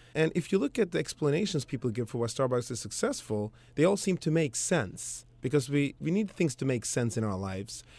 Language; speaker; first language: English; early bilingual, other home language; Swedish